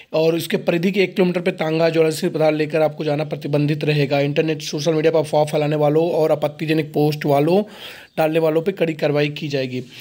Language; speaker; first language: Hindi; native; Hindi